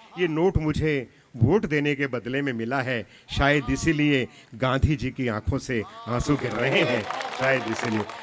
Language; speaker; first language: Hindi; non-native, local second language; Punjabi